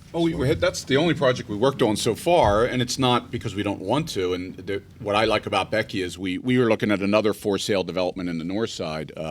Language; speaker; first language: English; native; English